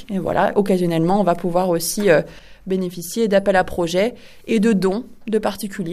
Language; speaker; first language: French; native; French